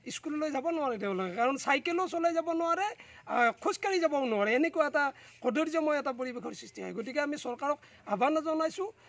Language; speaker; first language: Assamese; native; Assamese